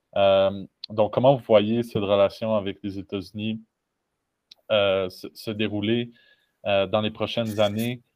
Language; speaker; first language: French; native; French